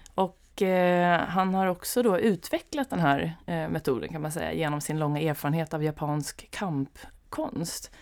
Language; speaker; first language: Swedish; native; Swedish